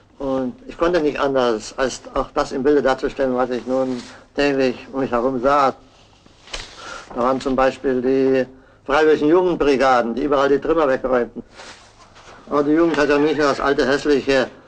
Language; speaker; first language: German; non-native, local second language; Upper Sorbian